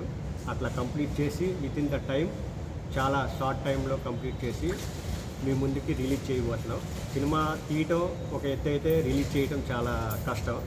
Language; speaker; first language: Telugu; native; Telugu